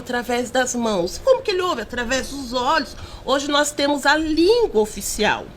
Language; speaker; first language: Portuguese; native; Portuguese